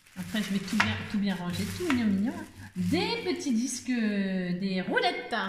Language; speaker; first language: French; native; French